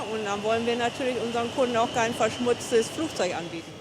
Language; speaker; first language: German; native; German